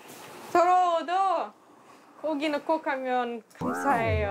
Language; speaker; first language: Korean; non-native, learner; Russian